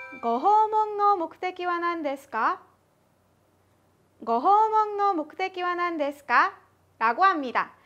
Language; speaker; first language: Japanese; non-native, fluent; Korean